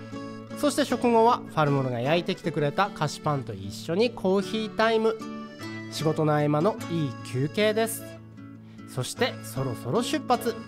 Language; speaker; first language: Japanese; native; Japanese